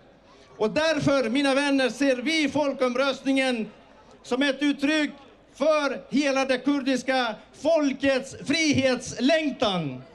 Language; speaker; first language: Swedish; early bilingual, other home language; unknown